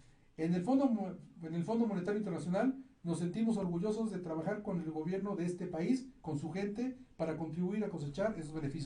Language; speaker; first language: Spanish; native; Spanish